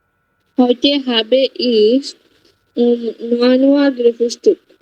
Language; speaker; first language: German; non-native, learner; Bangla